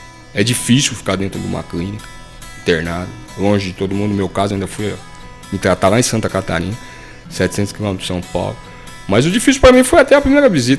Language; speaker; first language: Portuguese; native; Portuguese